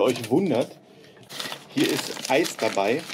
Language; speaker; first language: German; native; German